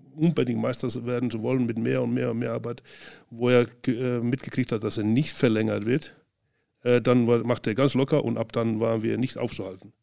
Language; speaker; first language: German; non-native, fluent; Icelandic